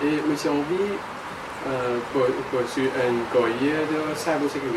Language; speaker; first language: French; non-native, local second language; Morisyen